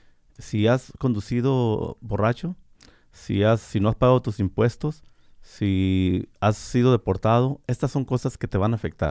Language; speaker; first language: Spanish; native; Spanish